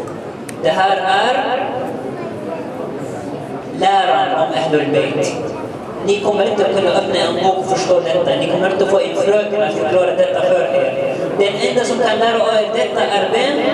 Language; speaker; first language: Swedish; early bilingual, other home language; Arabic